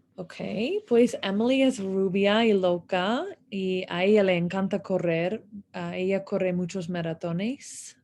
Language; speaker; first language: Spanish; non-native, fluent; English